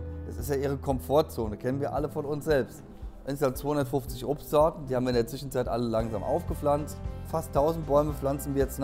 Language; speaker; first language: German; native; German